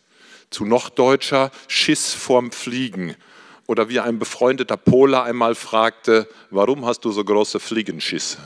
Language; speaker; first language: German; native; German